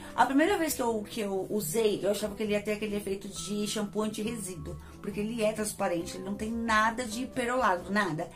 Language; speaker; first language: Portuguese; native; Portuguese